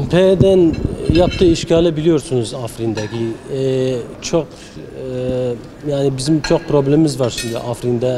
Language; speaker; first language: Turkish; non-native, learner; Kurdish